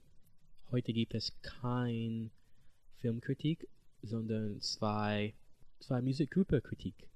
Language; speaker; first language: German; non-native, learner; English